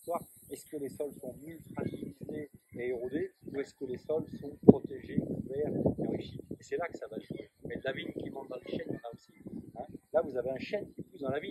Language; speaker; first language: French; native; French